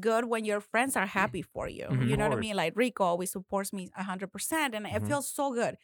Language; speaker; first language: English; non-native, fluent; Spanish